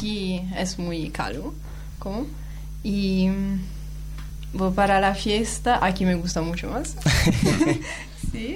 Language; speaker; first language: Spanish; non-native, learner; Italian